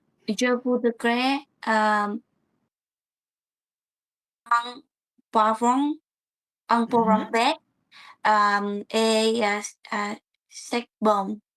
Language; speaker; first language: French; non-native, learner; Vietnamese